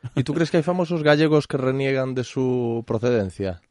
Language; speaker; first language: Spanish; native; Spanish